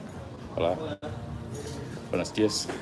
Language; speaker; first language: Spanish; non-native, learner; English